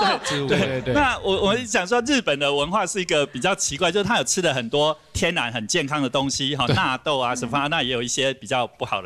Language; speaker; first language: Chinese; native; Chinese